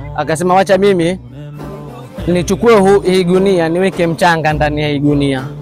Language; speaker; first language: Swahili; native; Swahili